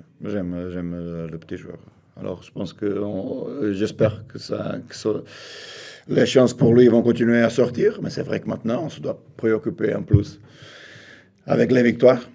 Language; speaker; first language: French; non-native, fluent; Portuguese